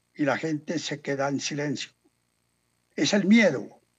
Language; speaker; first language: Spanish; native; Spanish